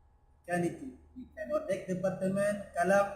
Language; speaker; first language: English; non-native, learner; Indonesian